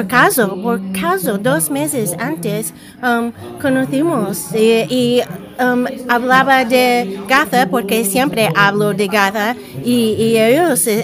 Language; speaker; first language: Spanish; non-native, learner; English